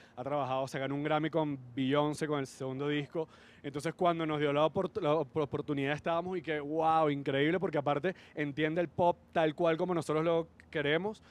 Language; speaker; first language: Spanish; native; Spanish